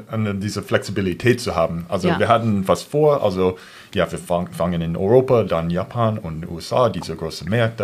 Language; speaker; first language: German; non-native, fluent; English